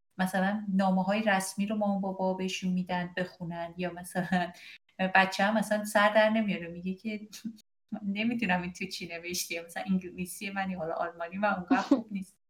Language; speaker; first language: Persian; native; Persian